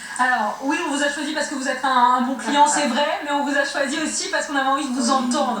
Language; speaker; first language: French; native; French